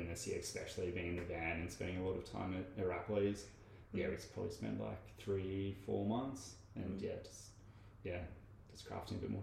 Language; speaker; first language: English; native; English